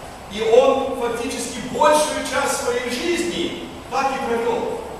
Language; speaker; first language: Russian; early bilingual, heritage; Russian